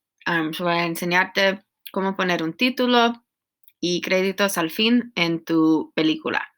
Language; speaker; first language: Spanish; non-native, learner; English